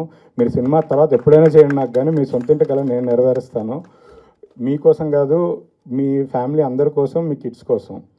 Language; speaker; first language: Telugu; native; Telugu